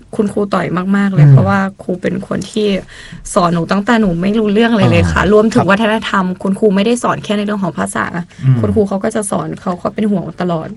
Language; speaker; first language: Thai; non-native, local second language; Russian